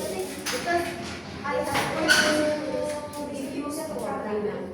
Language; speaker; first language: English; non-native, fluent; Indonesian